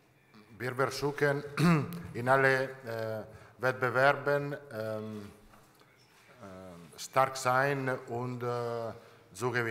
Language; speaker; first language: German; non-native, learner; Italian